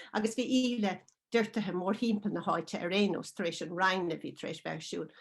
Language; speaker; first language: Irish; non-native, local second language; English